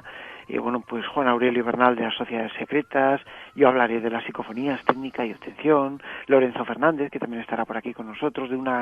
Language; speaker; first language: Spanish; native; Spanish